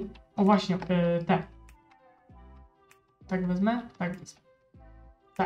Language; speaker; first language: Polish; native; Polish